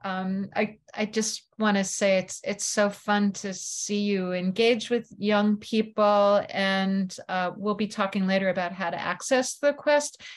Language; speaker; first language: English; native; English